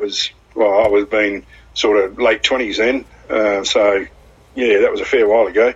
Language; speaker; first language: English; native; English